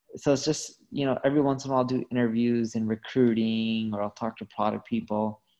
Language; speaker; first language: English; native; English